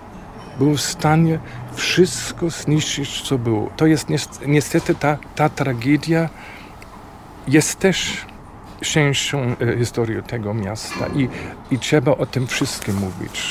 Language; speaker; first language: Polish; non-native, fluent; German